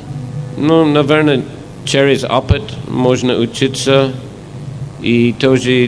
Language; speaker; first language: Russian; non-native, fluent; English